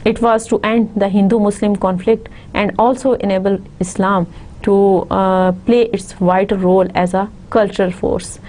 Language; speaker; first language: English; non-native, local second language; Urdu